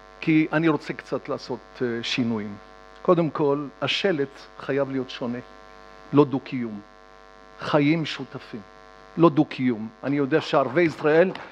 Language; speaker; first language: Hebrew; native; Hebrew